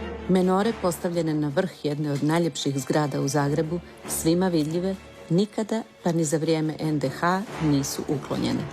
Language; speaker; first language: Croatian; native; Croatian